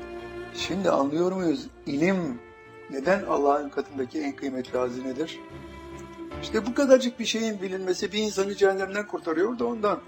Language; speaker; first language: Turkish; native; Turkish